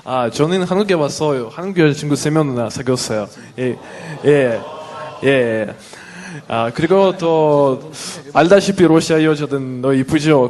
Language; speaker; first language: Korean; non-native, fluent; Russian